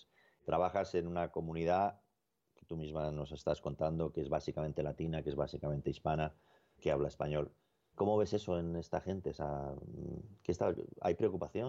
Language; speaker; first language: Spanish; native; Spanish